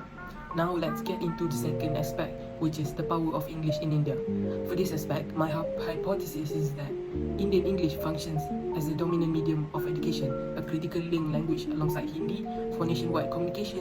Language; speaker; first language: English; non-native, local second language; Malay